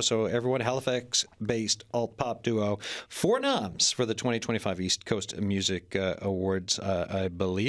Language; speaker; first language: English; native; English